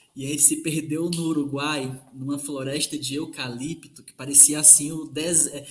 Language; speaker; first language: Portuguese; native; Portuguese